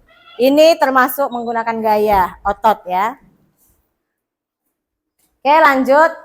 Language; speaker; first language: Indonesian; native; Indonesian